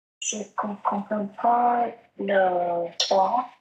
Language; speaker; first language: French; non-native, learner; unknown